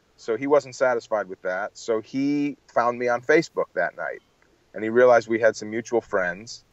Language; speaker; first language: English; native; English